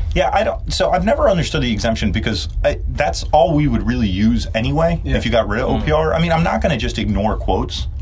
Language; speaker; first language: English; early bilingual, other home language; Turkish